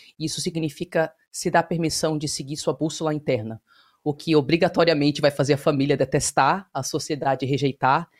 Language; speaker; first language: Portuguese; early bilingual, heritage; Portuguese